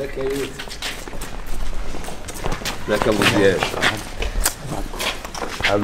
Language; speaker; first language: Arabic; native; Arabic